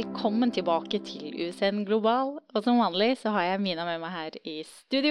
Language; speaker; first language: Norwegian; native; Norwegian